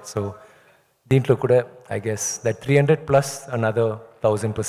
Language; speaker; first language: Telugu; non-native, learner; Tamil